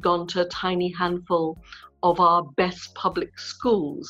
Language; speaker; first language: English; native; English